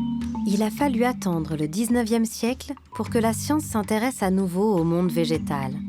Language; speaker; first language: French; native; French